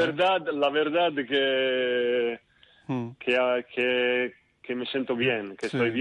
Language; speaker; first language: Spanish; non-native, fluent; Italian